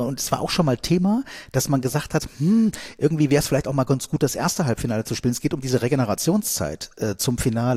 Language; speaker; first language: German; native; German